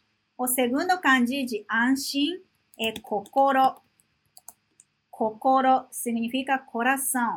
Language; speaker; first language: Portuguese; non-native, fluent; Japanese